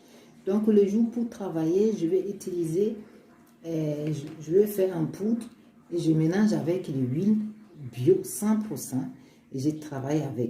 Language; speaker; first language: French; non-native, learner; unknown